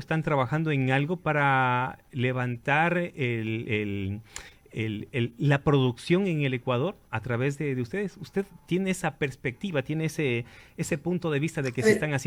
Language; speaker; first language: Spanish; native; Spanish